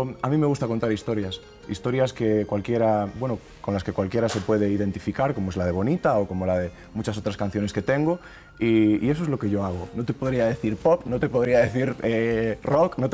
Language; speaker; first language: Spanish; native; Spanish